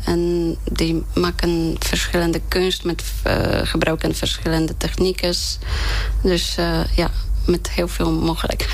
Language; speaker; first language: Dutch; non-native, fluent; Polish